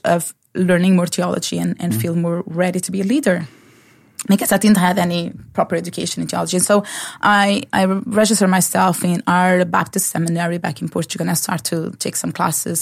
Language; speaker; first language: English; non-native, fluent; Portuguese